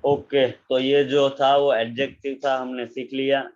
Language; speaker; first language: Hindi; non-native, local second language; Gujarati